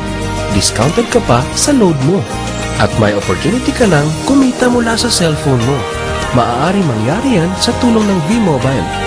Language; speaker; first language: Filipino; native; Filipino